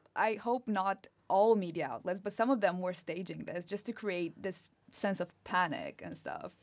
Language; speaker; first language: English; non-native, fluent; Romanian